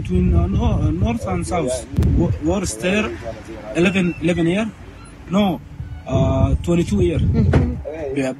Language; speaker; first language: English; non-native, learner; Arabic